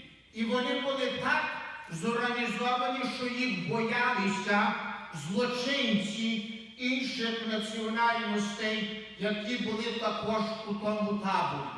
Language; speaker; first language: Ukrainian; native; Ukrainian